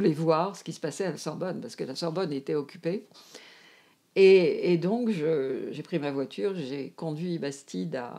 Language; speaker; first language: French; native; French